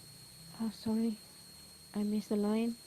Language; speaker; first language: English; non-native, learner; Urdu